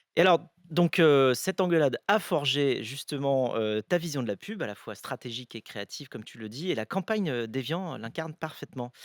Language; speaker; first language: French; native; French